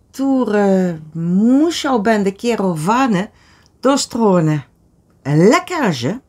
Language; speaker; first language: Polish; non-native, learner; Dutch